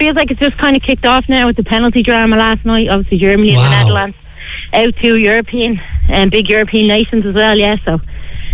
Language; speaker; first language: English; native; English